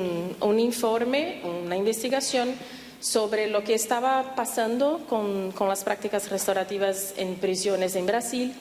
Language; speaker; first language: Spanish; non-native, fluent; Portuguese